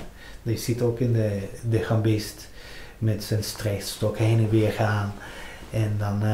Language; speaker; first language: Dutch; non-native, fluent; Spanish